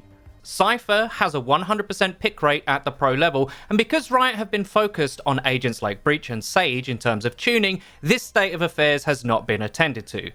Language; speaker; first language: English; native; English